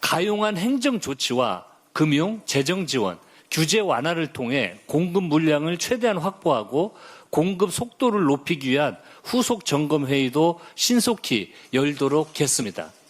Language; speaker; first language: Korean; native; Korean